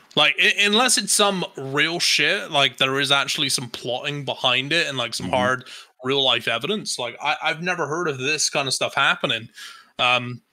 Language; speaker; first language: English; native; English